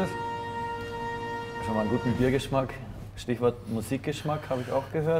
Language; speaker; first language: German; native; German